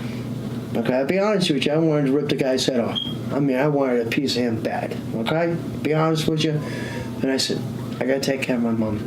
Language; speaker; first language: English; native; English